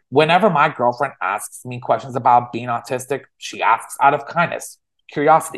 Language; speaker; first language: English; native; English